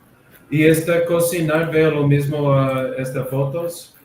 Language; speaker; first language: Spanish; non-native, learner; English